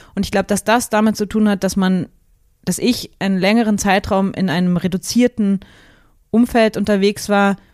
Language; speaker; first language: German; native; German